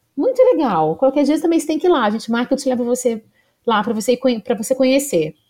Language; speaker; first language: Portuguese; native; Portuguese